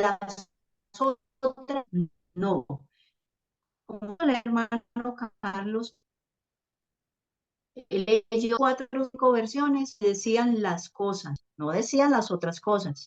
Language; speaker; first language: Spanish; native; Spanish